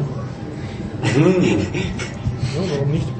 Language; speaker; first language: German; native; German